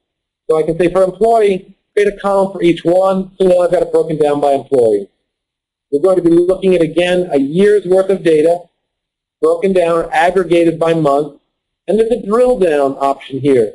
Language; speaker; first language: English; native; English